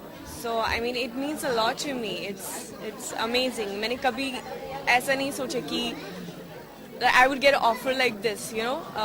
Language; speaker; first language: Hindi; non-native, learner; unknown